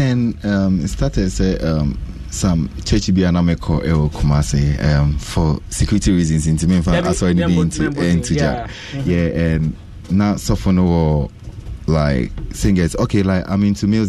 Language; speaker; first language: English; non-native, local second language; Akan